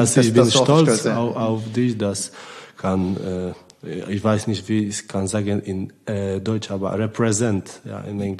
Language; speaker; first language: German; non-native, learner; Polish